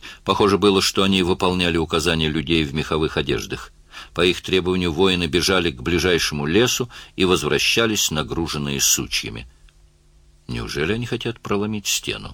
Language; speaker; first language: Russian; native; Russian